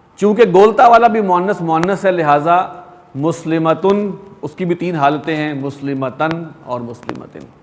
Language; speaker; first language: Urdu; native; Urdu